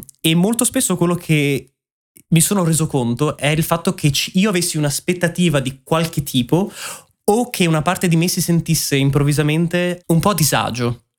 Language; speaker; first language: Italian; native; Italian